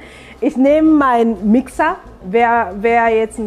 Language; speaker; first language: German; non-native, fluent; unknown